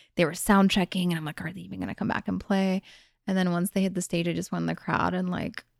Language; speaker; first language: English; early bilingual, other home language; Hungarian